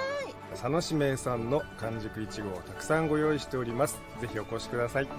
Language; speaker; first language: Japanese; native; Japanese